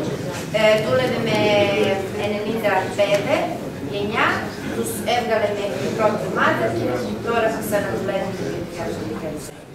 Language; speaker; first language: Greek; non-native, fluent; Serbian